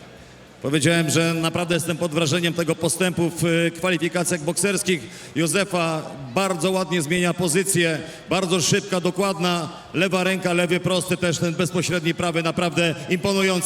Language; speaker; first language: Polish; native; Polish